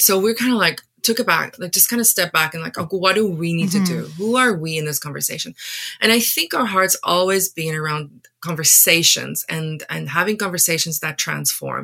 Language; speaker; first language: English; non-native, local second language; Afrikaans